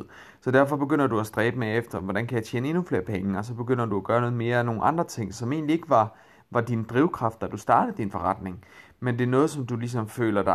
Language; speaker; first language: Danish; native; Danish